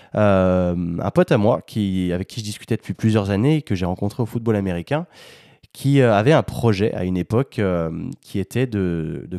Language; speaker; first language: French; native; French